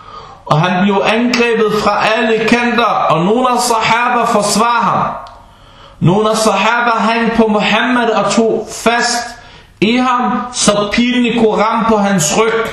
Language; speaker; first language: Danish; early bilingual, other home language; Arabic